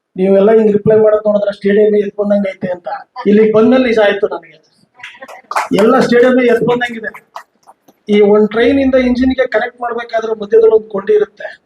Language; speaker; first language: Kannada; native; Kannada